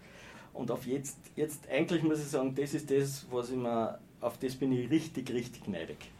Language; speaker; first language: German; native; German